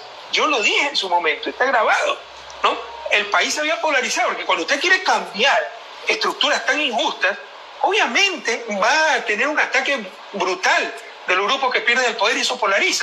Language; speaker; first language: Spanish; native; Spanish